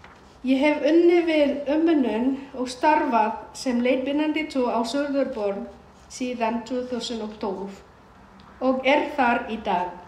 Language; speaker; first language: Icelandic; non-native, fluent; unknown